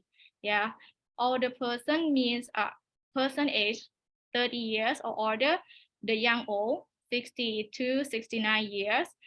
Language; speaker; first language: English; non-native, learner; Thai